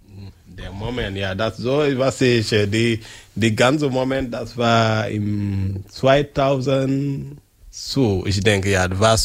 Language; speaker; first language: German; non-native, learner; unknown